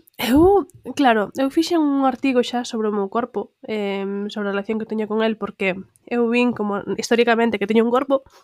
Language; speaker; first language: Galician; non-native, local second language; Spanish